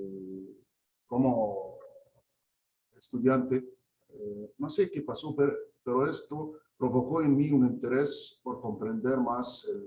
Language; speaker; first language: Spanish; non-native, fluent; Arabic